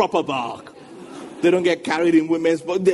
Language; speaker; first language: English; non-native, local second language; Yoruba